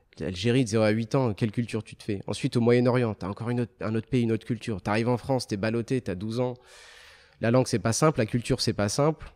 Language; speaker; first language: French; early bilingual, other home language; Arabic